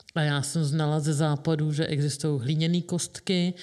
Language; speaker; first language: Czech; native; Czech